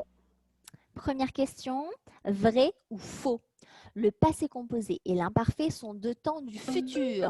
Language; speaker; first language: French; native; French